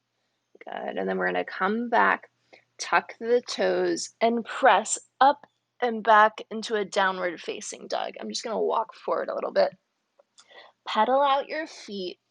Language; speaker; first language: English; native; English